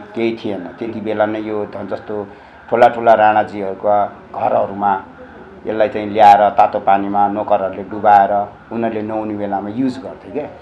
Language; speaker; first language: Nepali; native; Nepali